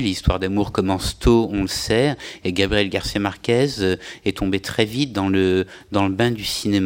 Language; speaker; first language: French; native; French